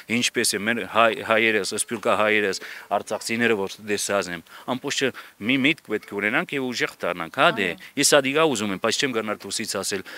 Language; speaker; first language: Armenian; early bilingual, heritage; Armenian